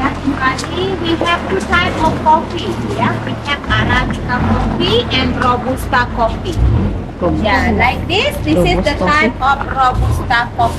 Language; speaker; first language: English; non-native, fluent; Indonesian